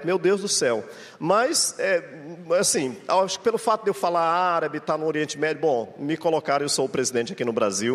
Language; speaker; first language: Portuguese; non-native, fluent; Arabic